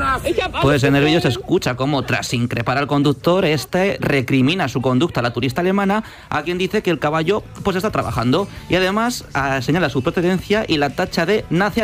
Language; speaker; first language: Spanish; native; Spanish